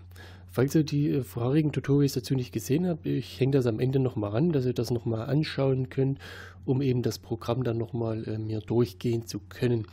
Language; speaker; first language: German; native; German